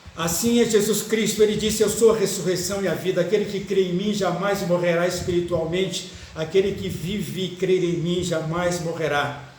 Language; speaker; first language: Portuguese; native; Portuguese